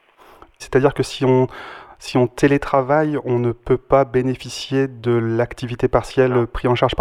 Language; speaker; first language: French; native; French